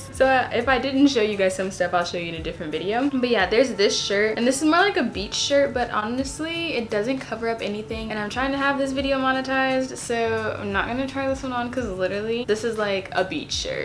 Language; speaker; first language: English; native; English